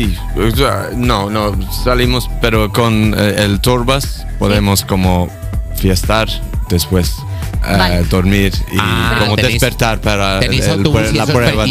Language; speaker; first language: Spanish; non-native, fluent; English